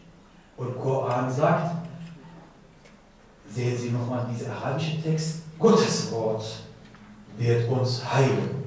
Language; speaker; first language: German; non-native, learner; Persian